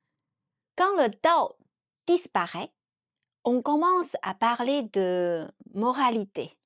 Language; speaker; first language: French; non-native, fluent; Chinese